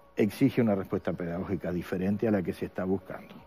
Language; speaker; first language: Spanish; native; Spanish